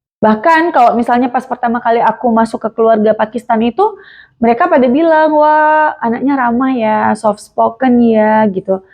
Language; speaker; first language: Indonesian; native; Indonesian